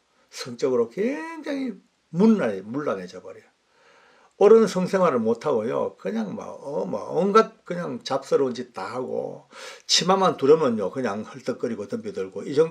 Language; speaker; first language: Korean; native; Korean